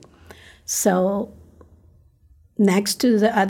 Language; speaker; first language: English; non-native, local second language; Filipino